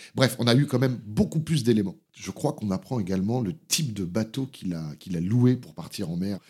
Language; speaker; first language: French; native; French